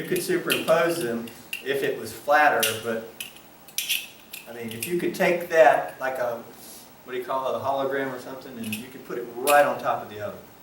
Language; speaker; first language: English; native; English